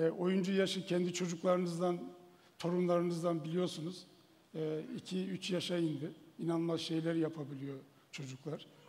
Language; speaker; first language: Turkish; native; Turkish